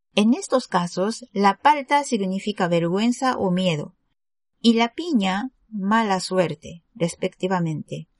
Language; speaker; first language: Spanish; non-native, fluent; Japanese